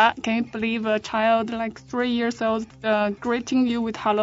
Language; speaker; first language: English; non-native, fluent; Chinese